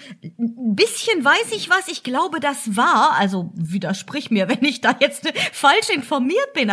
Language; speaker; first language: German; native; German